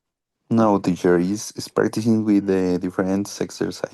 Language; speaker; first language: English; non-native, learner; Spanish